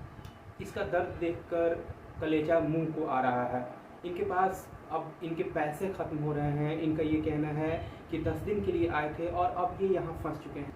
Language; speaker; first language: Hindi; native; Hindi